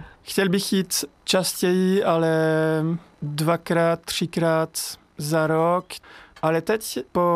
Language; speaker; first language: Czech; non-native, learner; French